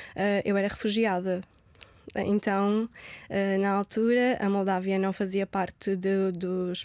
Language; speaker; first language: Portuguese; early bilingual, other home language; Romanian